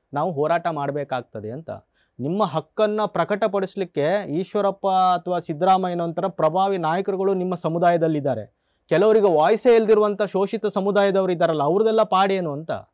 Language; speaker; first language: Kannada; native; Kannada